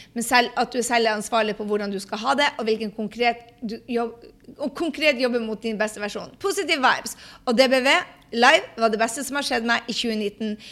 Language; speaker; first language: Norwegian; early bilingual, heritage; Norwegian